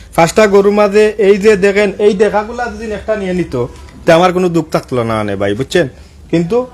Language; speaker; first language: Bangla; non-native, local second language; Sylheti